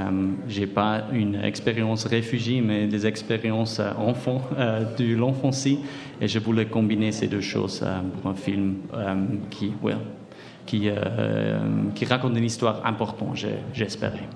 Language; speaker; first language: French; non-native, fluent; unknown